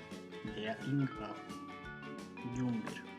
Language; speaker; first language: German; non-native, fluent; Macedonian